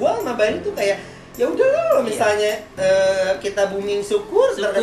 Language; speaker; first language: Indonesian; native; Indonesian